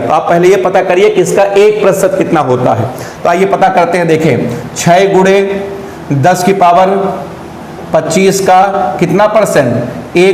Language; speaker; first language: Hindi; native; Hindi